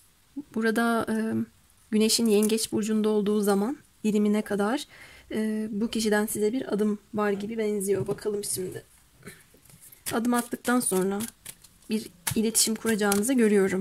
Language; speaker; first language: Turkish; native; Turkish